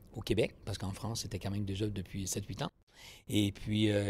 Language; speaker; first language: French; native; French